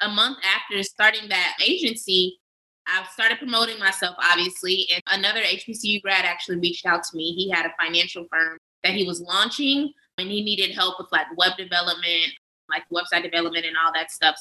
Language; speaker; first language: English; native; English